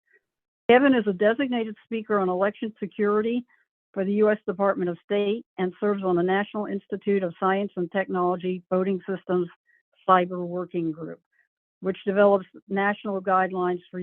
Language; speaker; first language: English; native; English